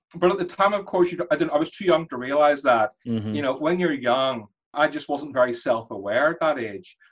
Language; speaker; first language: English; native; English